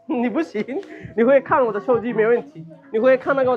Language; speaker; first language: Chinese; non-native, learner; Bangla